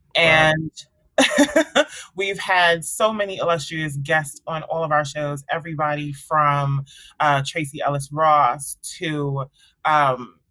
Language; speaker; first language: English; early bilingual, other home language; Akan